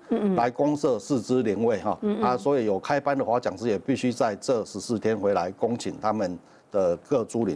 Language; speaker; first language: Chinese; native; Chinese